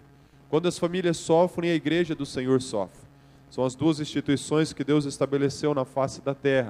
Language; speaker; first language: Portuguese; native; Portuguese